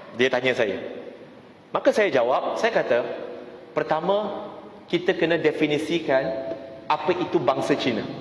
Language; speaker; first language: Malay; non-native, local second language; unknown